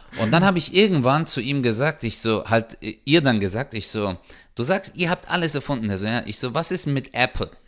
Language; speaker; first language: German; early bilingual, other home language; Turkish